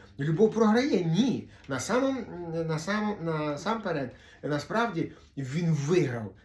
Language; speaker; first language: Ukrainian; non-native, local second language; Russian